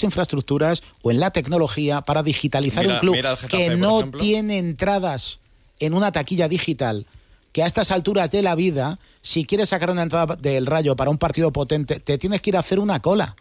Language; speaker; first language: Spanish; native; Spanish